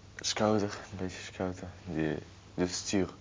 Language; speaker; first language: Dutch; non-native, learner; Arabic